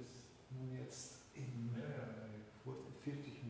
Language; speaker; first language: German; non-native, learner; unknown